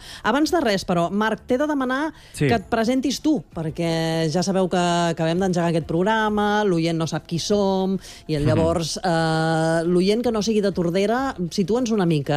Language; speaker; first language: Catalan; native; Catalan